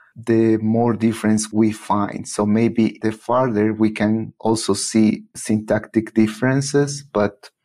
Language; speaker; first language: English; non-native, fluent; Spanish